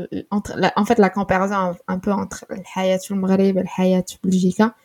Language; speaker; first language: French; non-native, local second language; Arabic